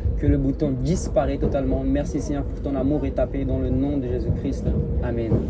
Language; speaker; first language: French; early bilingual, other home language; Portuguese